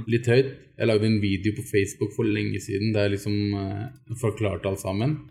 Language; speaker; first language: Norwegian; early bilingual, other home language; Urdu